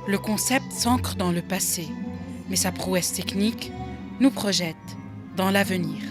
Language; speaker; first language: French; non-native, local second language; Arabic